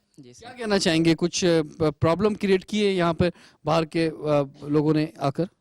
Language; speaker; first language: Urdu; native; Urdu